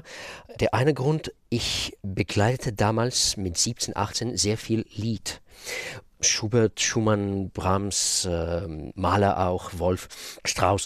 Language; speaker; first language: German; non-native, fluent; Russian